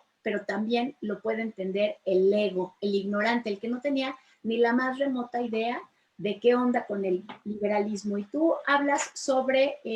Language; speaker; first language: Spanish; native; Spanish